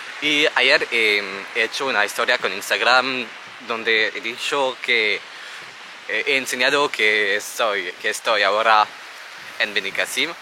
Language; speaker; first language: Spanish; non-native, learner; French